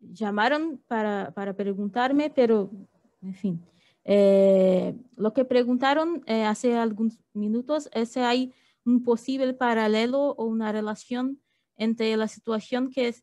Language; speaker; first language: Spanish; non-native, fluent; Portuguese